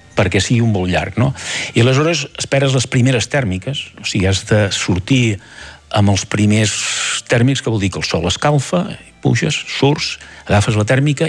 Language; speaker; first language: Catalan; native; Catalan